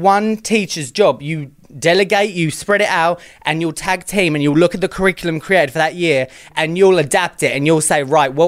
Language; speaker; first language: English; native; English